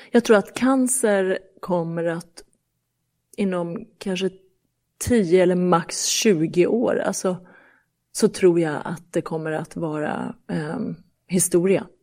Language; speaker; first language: Swedish; early bilingual, other home language; Persian